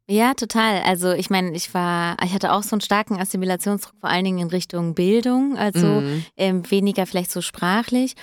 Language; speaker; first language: German; early bilingual, other home language; Italian